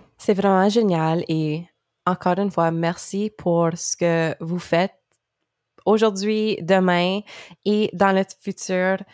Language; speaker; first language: French; native; French